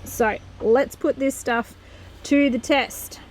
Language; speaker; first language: English; native; English